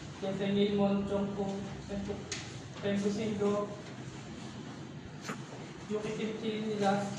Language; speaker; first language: Korean; non-native, learner; Filipino